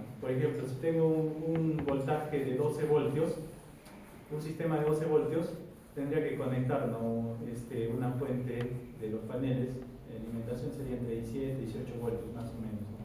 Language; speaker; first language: Spanish; native; Spanish